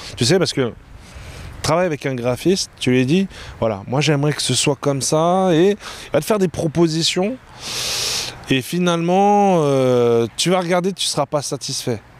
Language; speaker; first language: French; native; French